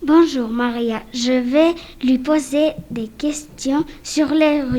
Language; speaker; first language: French; non-native, learner; Spanish